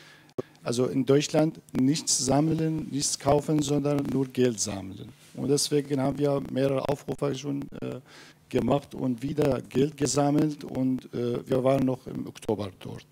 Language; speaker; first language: German; non-native, fluent; Kurdish